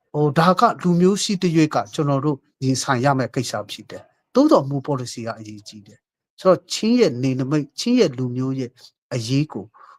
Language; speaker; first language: Burmese; non-native, local second language; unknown